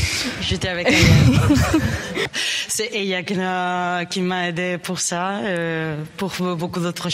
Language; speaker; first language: French; non-native, learner; Spanish